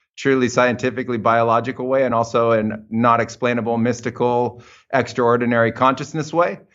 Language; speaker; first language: English; native; English